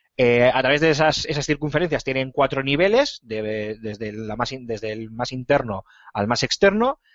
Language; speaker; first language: Spanish; native; Spanish